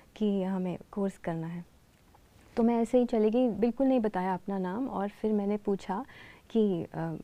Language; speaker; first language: Hindi; native; Hindi